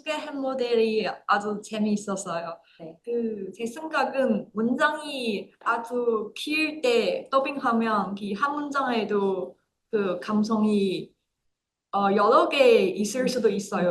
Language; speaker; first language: Korean; non-native, fluent; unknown